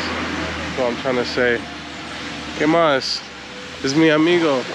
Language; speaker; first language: Spanish; non-native, learner; English